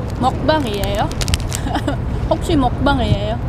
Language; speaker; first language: Korean; non-native, learner; Filipino